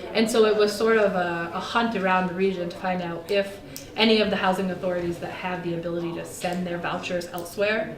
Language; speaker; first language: English; native; English